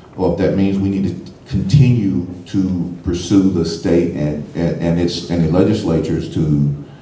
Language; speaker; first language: English; native; English